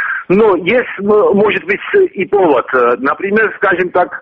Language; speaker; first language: Russian; non-native, fluent; Georgian